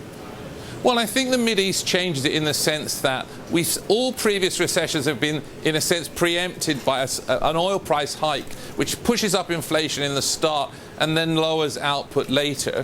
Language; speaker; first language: English; native; English